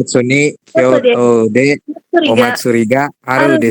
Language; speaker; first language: Japanese; non-native, learner; Indonesian